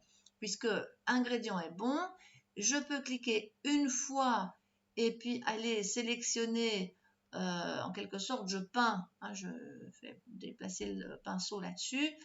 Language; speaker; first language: French; native; French